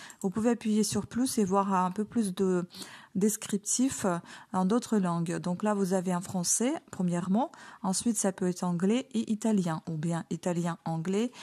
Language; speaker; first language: French; non-native, fluent; Ukrainian